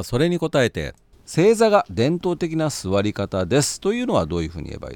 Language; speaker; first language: Japanese; native; Japanese